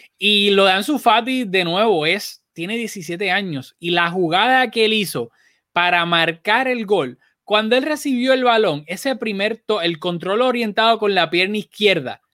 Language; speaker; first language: Spanish; native; Spanish